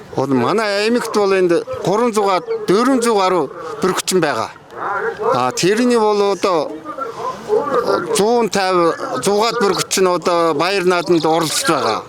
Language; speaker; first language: Mongolian; non-native, local second language; Kazakh